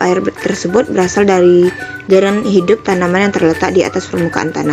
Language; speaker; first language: Indonesian; native; Indonesian